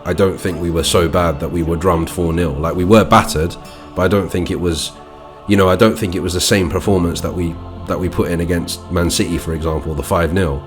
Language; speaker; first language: English; native; English